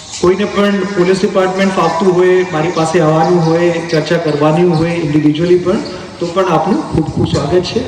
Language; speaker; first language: Gujarati; non-native, local second language; Hindi